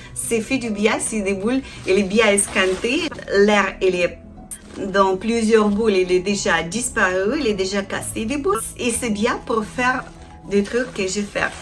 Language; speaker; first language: French; non-native, learner; Ukrainian